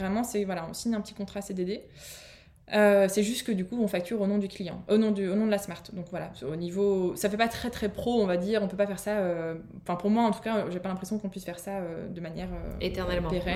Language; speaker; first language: French; native; French